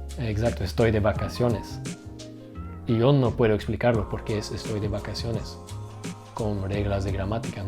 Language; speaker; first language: Spanish; non-native, fluent; Dutch